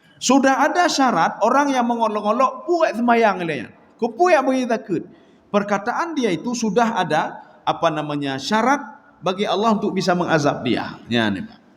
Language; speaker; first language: Malay; non-native, local second language; Achinese